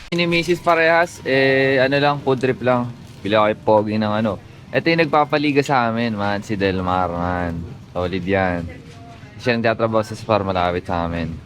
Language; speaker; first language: Filipino; native; Filipino